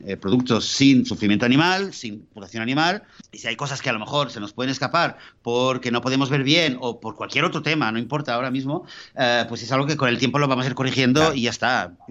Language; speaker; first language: Spanish; native; Spanish